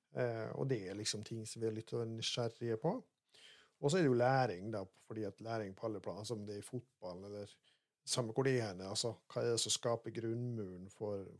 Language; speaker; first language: Norwegian; native; Norwegian